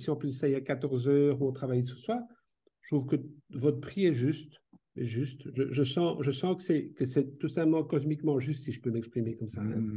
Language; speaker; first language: French; native; French